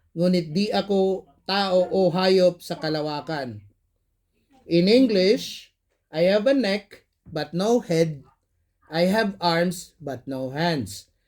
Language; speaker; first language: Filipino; early bilingual, heritage; Filipino